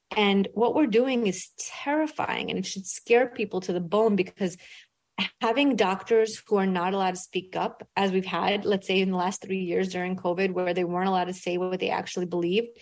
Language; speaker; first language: English; early bilingual, other home language; Russian